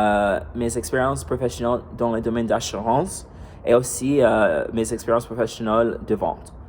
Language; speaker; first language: French; non-native, fluent; English